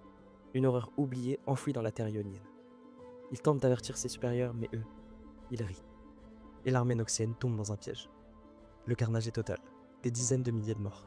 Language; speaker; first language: French; native; French